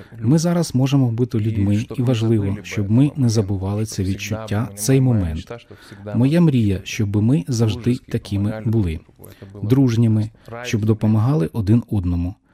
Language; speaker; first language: Ukrainian; non-native, fluent; Lithuanian